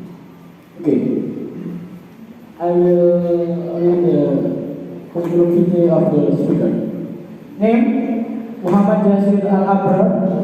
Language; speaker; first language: English; non-native, learner; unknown